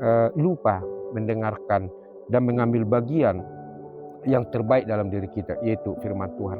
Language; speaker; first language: Indonesian; native; Indonesian